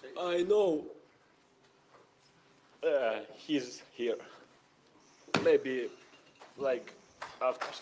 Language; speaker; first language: English; non-native, learner; Ukrainian